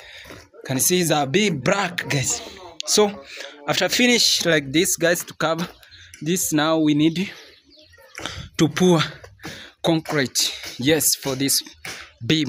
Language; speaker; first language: English; non-native, learner; Swahili